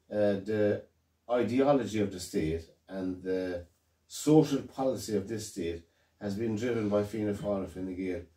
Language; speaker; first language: English; native; English